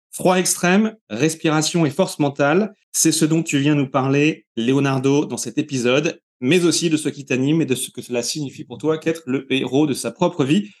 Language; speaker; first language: French; native; French